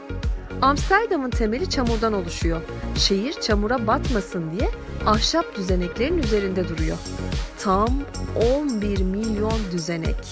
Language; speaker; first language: Turkish; native; Turkish